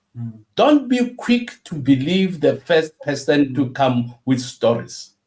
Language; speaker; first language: English; non-native, local second language; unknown